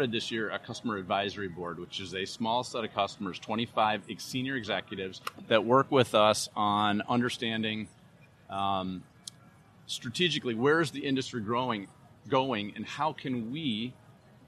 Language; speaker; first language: English; native; English